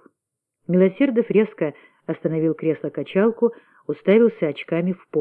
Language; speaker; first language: Russian; native; Russian